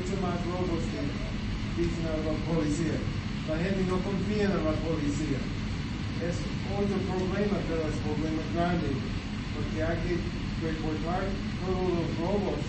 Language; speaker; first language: Spanish; non-native, learner; English